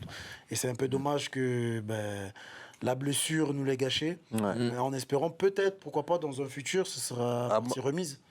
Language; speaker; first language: French; native; French